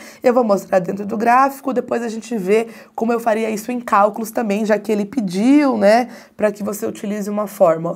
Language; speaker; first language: Portuguese; native; Portuguese